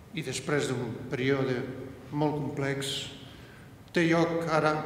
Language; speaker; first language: Catalan; non-native, local second language; Spanish